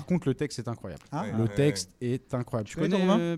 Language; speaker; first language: French; native; French